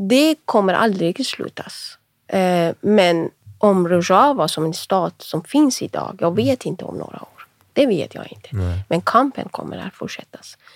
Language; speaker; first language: Swedish; non-native, fluent; Persian